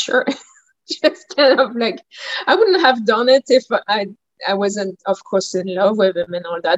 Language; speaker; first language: English; non-native, fluent; French